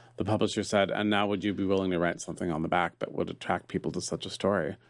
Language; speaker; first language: English; native; English